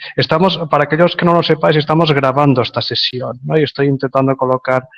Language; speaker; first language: Spanish; native; Spanish